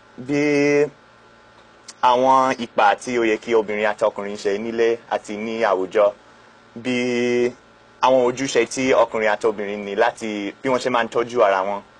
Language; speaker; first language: Yoruba; non-native, fluent; English